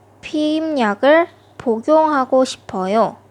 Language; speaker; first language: Korean; non-native, fluent; Thai